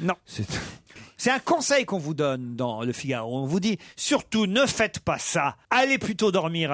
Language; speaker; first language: French; native; French